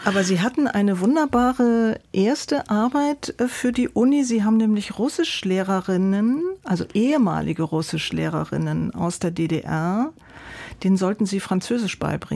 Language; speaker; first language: German; native; German